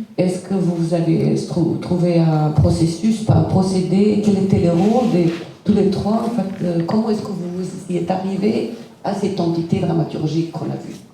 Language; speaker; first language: French; native; French